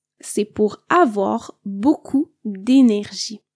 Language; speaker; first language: French; native; French